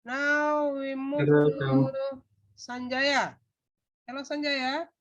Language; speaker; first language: English; non-native, fluent; Indonesian